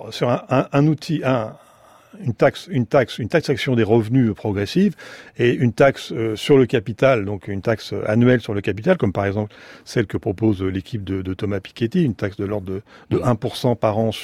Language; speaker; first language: French; native; French